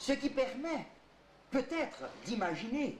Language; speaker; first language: French; native; French